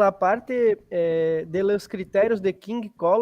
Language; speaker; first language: Spanish; non-native, learner; Portuguese